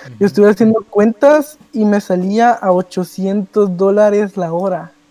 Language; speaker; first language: Spanish; native; Spanish